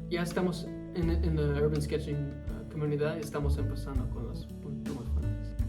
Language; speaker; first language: Spanish; early bilingual, heritage; Spanish